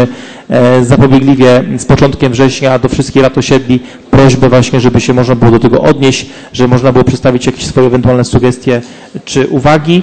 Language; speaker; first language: Polish; native; Polish